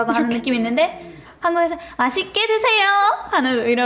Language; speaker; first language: Korean; non-native, fluent; Turkish